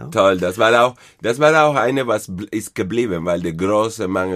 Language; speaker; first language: German; non-native, fluent; Spanish